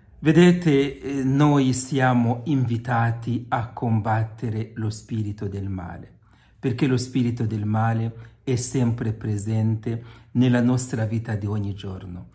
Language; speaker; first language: Italian; non-native, fluent; Kinyarwanda